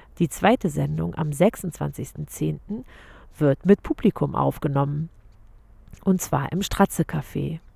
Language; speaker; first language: German; native; German